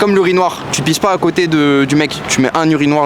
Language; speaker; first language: French; native; French